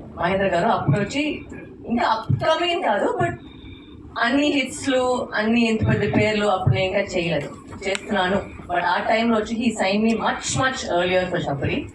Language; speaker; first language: Telugu; non-native, fluent; Tamil